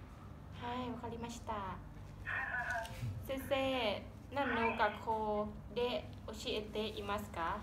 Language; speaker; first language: Japanese; non-native, learner; Thai